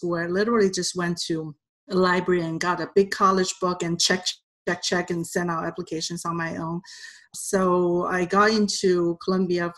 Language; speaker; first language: English; non-native, fluent; Chinese